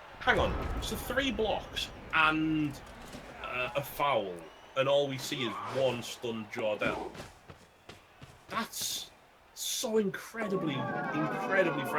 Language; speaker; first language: English; native; English